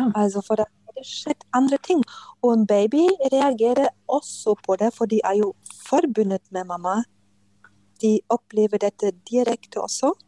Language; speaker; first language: Norwegian; non-native, fluent; German